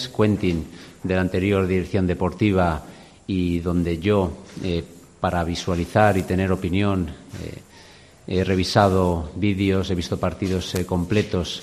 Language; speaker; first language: Spanish; native; Spanish